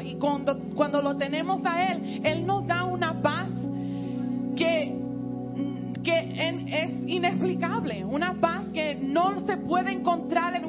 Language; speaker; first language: Spanish; early bilingual, heritage; Spanish